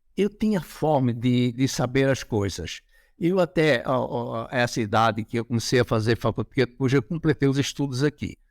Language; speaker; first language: Portuguese; native; Portuguese